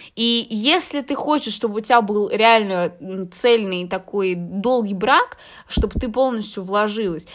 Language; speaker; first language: Russian; early bilingual, heritage; Russian